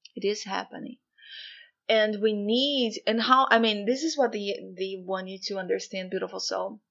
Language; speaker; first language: English; non-native, fluent; Portuguese